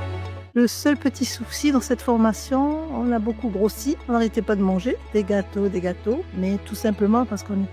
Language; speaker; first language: French; native; French